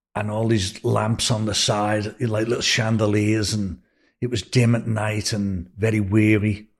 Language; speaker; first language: English; native; English